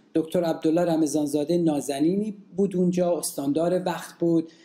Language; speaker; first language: Persian; native; Persian